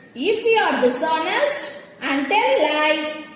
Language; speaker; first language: English; non-native, local second language; Tamil